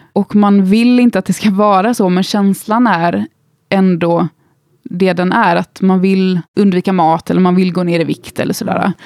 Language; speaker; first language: Swedish; native; Swedish